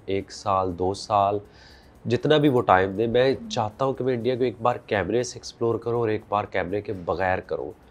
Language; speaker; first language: Urdu; native; Urdu